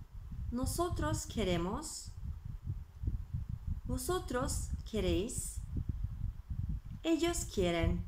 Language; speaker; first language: Spanish; non-native, fluent; Turkish